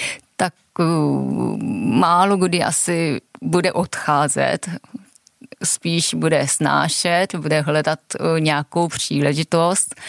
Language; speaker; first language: Czech; non-native, fluent; Japanese